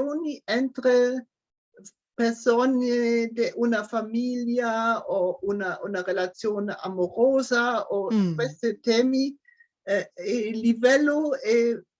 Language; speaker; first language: Italian; non-native, learner; German